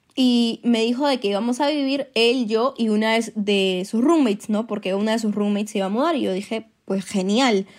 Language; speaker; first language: Spanish; native; Spanish